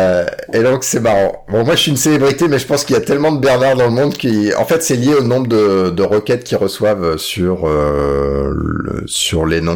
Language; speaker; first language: French; native; French